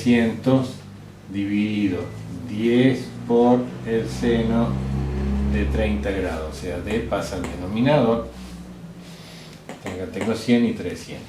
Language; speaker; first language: Spanish; native; Spanish